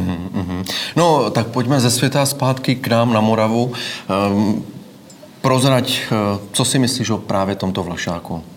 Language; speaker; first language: Czech; native; Czech